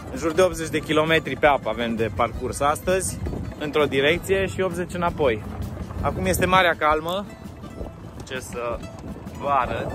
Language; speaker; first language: Romanian; native; Romanian